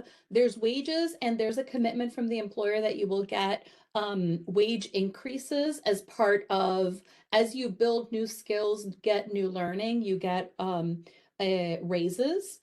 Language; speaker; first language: English; native; English